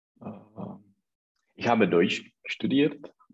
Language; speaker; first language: German; non-native, learner; Czech